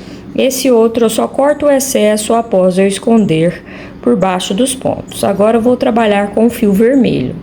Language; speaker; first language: Portuguese; native; Portuguese